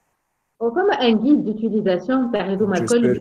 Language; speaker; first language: French; non-native, local second language; Arabic